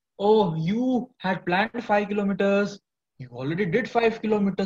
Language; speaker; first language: English; non-native, local second language; Hindi